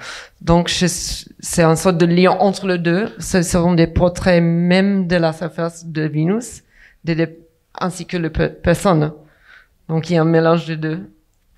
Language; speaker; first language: French; non-native, fluent; English